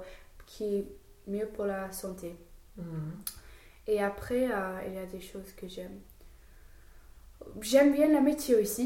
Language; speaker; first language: French; non-native, fluent; English